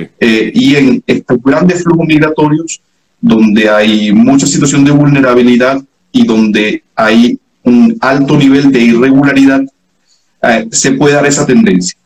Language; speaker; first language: Spanish; native; Spanish